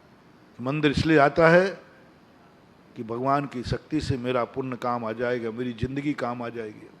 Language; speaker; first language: Hindi; native; Hindi